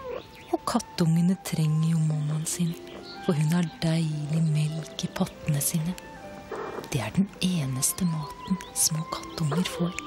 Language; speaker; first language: Norwegian; native; Norwegian